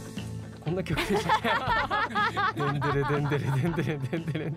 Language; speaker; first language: Japanese; native; Japanese